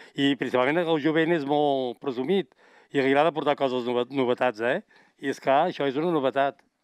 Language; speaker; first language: Catalan; native; Catalan